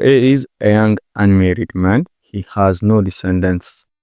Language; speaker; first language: English; non-native, local second language; Amharic